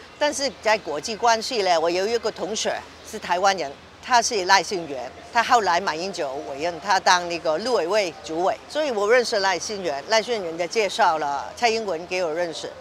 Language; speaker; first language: Chinese; non-native, local second language; Cantonese